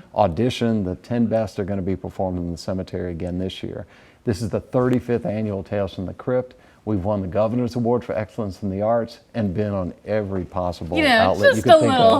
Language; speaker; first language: English; native; English